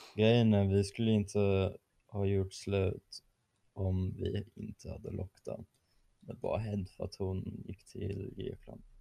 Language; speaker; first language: Swedish; non-native, fluent; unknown